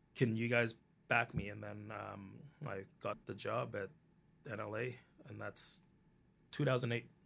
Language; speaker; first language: English; early bilingual, other home language; Cantonese